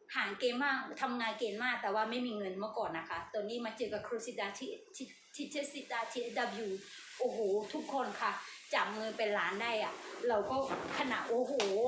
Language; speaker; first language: Thai; non-native, learner; Burmese